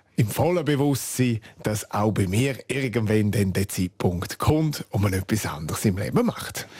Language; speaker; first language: German; non-native, fluent; Romansh